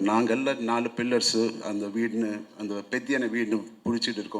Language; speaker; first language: Tamil; non-native, local second language; Telugu